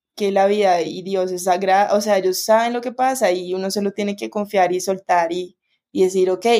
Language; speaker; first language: Spanish; native; Spanish